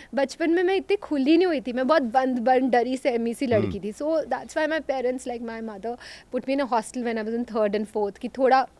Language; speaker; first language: Hindi; native; Hindi